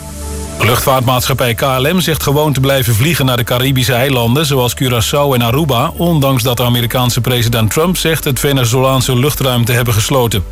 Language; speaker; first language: Dutch; native; Dutch